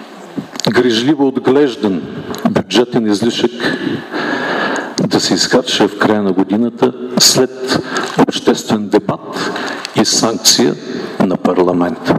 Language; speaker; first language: Bulgarian; native; Bulgarian